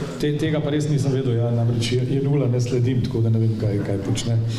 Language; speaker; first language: Slovenian; native; Slovenian